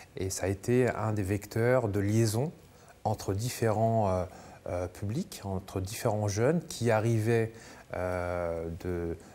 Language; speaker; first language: French; native; French